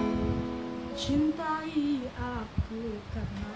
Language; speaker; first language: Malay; non-native, local second language; Javanese